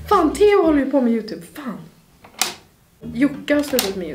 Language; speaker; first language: Swedish; native; Swedish